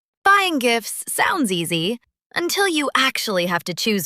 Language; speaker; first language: English; native; English